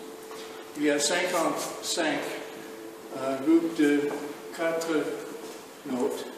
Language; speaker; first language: French; non-native, fluent; English